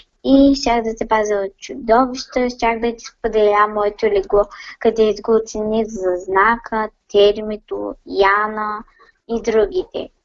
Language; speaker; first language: Bulgarian; native; Bulgarian